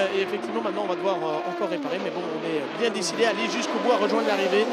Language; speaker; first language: French; native; French